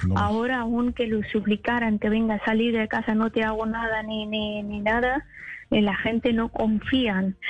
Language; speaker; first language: Spanish; non-native, fluent; Persian